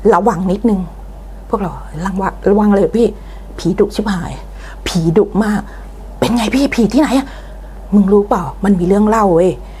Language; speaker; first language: Thai; native; Thai